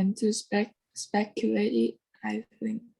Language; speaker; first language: English; non-native, learner; Vietnamese